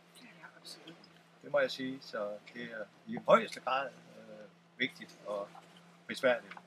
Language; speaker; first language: Danish; native; Danish